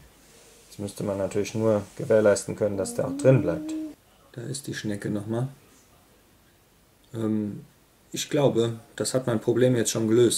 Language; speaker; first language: German; native; German